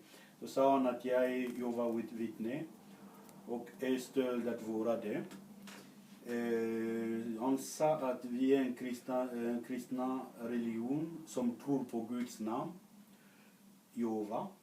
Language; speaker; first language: Swedish; non-native, fluent; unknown